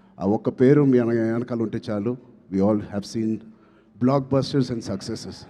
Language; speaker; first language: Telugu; native; Telugu